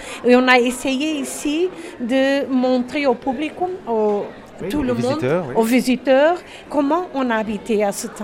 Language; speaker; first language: French; non-native, learner; German